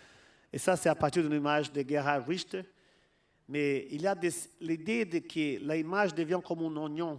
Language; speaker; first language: French; non-native, fluent; Portuguese